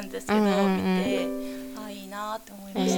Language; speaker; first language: Japanese; non-native, fluent; Korean